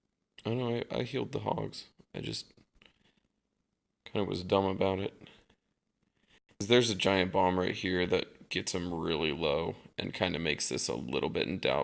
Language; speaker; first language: English; native; English